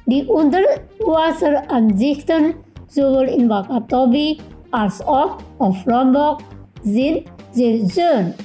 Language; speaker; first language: German; non-native, fluent; Indonesian